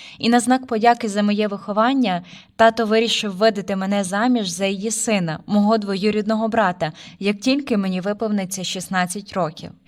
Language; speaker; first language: Ukrainian; early bilingual, heritage; Ukrainian